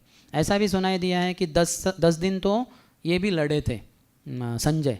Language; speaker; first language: Hindi; native; Hindi